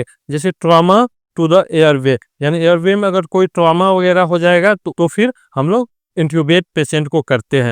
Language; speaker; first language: Hindi; native; Hindi